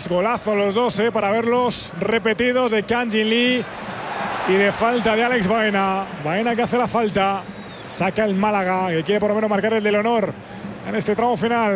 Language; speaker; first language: Spanish; native; Spanish